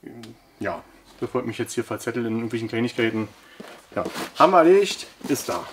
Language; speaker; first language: German; native; German